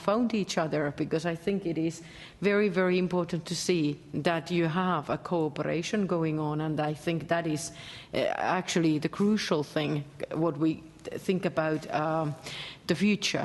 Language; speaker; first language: English; non-native, fluent; Finnish